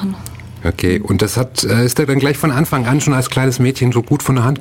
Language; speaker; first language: German; native; German